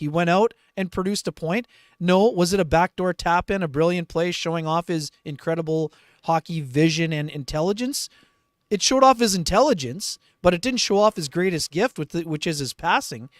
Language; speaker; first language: English; native; English